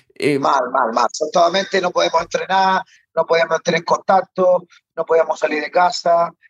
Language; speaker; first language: Spanish; native; Spanish